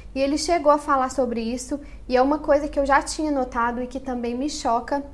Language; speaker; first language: Portuguese; native; Portuguese